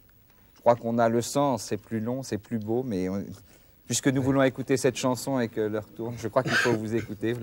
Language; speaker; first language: French; native; French